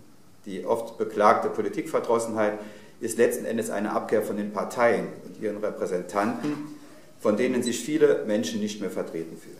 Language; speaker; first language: German; native; German